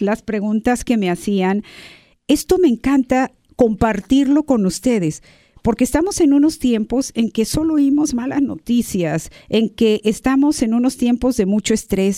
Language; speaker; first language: Spanish; native; Spanish